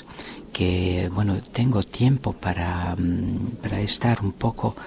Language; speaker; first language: Spanish; non-native, fluent; French